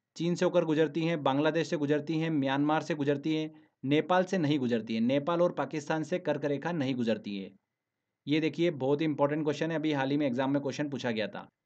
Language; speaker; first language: Hindi; native; Hindi